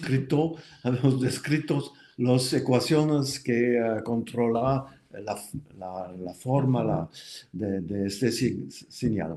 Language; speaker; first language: Spanish; non-native, fluent; French